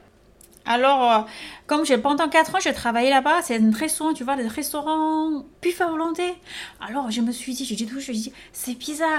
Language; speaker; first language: French; non-native, fluent; Chinese